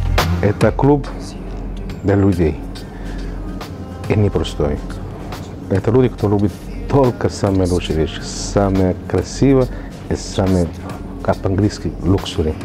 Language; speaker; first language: Russian; non-native, learner; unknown